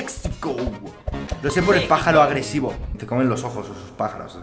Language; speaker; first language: Spanish; native; Spanish